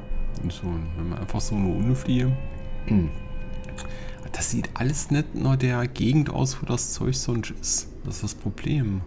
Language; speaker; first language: German; native; German